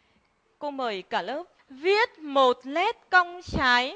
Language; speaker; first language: Vietnamese; native; Vietnamese